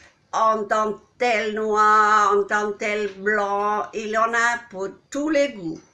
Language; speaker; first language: French; non-native, fluent; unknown